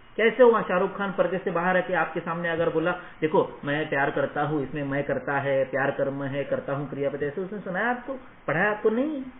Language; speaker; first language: Hindi; non-native, local second language; Marathi